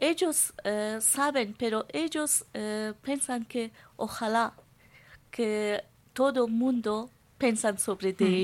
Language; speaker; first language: Spanish; non-native, learner; Persian